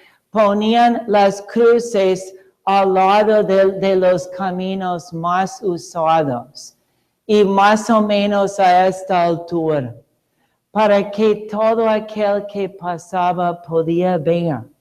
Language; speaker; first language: Spanish; non-native, fluent; English